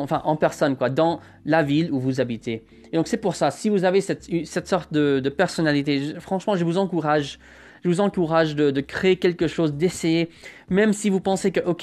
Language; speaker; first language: French; non-native, fluent; English